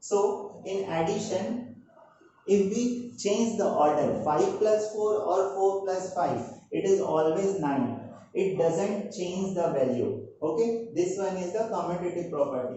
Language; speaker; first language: English; non-native, local second language; Hindi